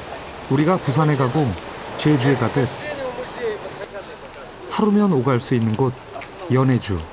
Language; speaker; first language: Korean; native; Korean